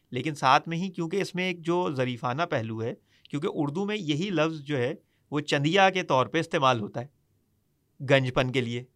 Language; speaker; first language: Urdu; native; Urdu